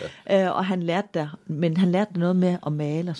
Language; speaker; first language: Danish; native; Danish